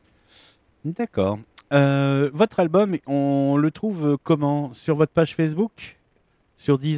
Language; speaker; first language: French; native; French